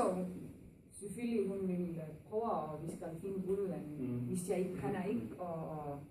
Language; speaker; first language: Danish; non-native, learner; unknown